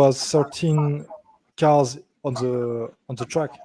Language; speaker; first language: English; non-native, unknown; French